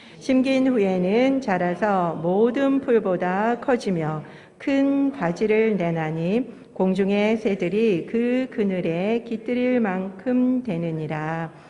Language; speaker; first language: Korean; native; Korean